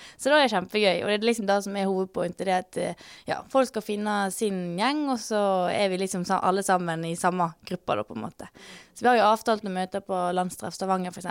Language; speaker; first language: Norwegian; native; Norwegian